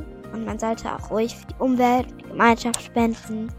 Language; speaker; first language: German; native; German